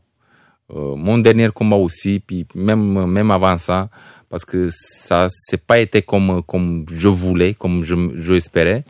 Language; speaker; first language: French; non-native, fluent; Romanian